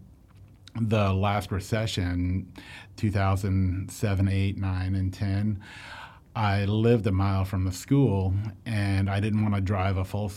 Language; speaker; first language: English; native; English